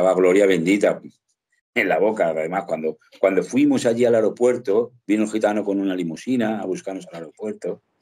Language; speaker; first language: Spanish; native; Spanish